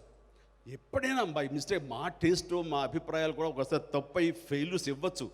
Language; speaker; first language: Telugu; native; Telugu